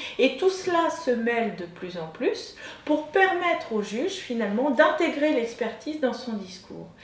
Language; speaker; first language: French; native; French